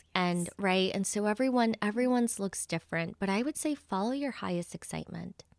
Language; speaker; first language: English; early bilingual, other home language; Spanish